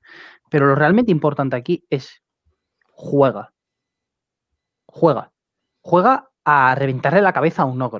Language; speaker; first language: Spanish; native; Spanish